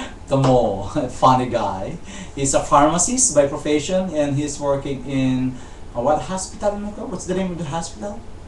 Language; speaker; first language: English; non-native, local second language; Chavacano